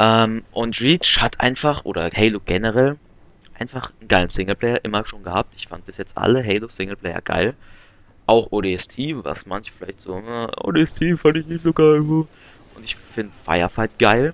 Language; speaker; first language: German; native; German